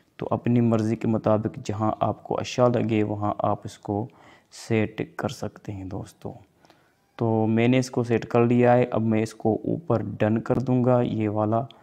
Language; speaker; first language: Urdu; non-native, local second language; Sindhi